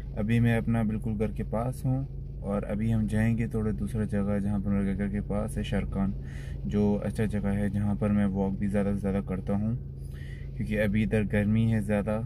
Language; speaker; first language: Urdu; early bilingual, heritage; Urdu